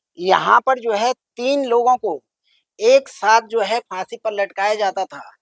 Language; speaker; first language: Hindi; native; Hindi